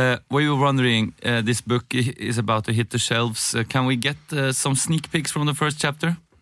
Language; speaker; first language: English; non-native, fluent; Norwegian